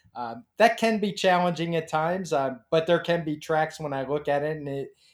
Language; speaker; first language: English; native; English